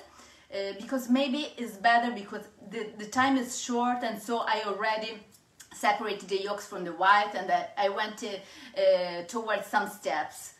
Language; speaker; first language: English; non-native, fluent; Italian